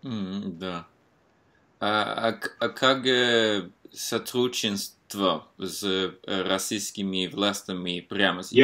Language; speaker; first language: Russian; non-native, fluent; Norwegian